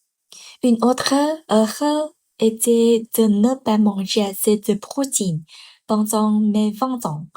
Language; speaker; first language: French; non-native, learner; Vietnamese